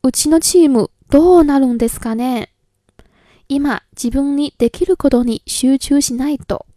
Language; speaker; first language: Japanese; non-native, fluent; Chinese